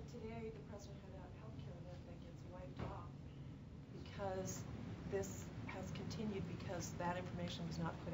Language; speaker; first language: English; native; English